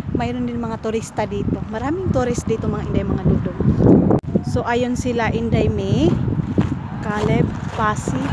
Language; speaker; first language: Filipino; non-native, local second language; Cebuano